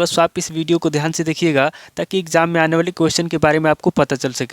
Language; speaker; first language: Hindi; native; Hindi